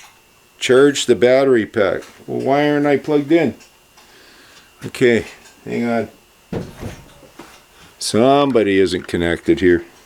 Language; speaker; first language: English; native; English